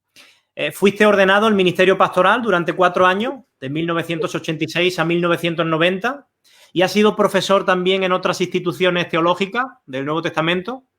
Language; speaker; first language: Spanish; native; Spanish